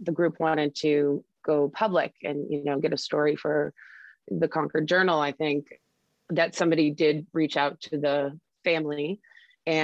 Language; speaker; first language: English; native; English